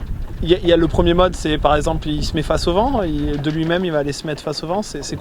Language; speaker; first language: French; native; French